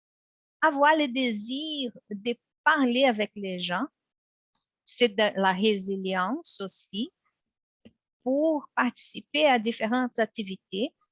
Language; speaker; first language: French; non-native, fluent; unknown